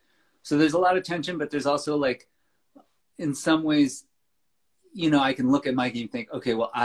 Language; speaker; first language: English; native; English